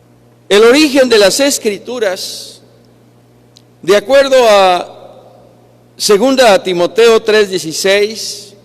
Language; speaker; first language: Spanish; native; Spanish